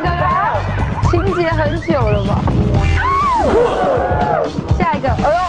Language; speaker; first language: Chinese; native; Chinese